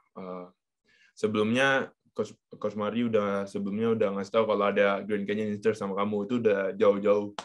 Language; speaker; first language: Indonesian; native; Indonesian